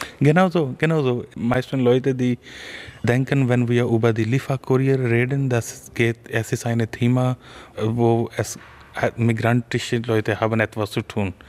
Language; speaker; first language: German; non-native, fluent; Urdu